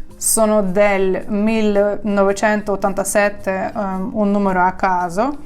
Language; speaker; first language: Italian; non-native, fluent; Ukrainian